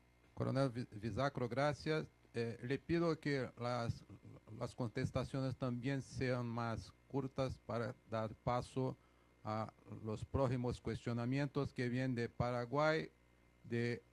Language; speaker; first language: Spanish; non-native, fluent; Portuguese